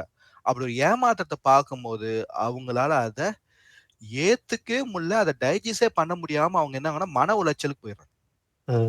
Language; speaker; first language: Tamil; native; Tamil